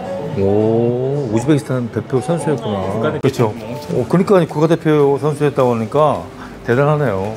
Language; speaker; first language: Korean; native; Korean